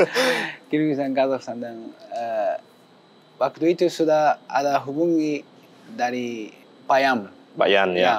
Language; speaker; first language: Indonesian; non-native, learner; Japanese